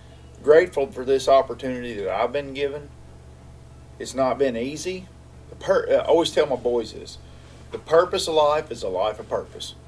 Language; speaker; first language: English; native; English